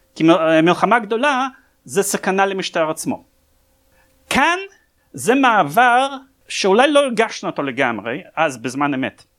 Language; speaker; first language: Hebrew; non-native, fluent; Russian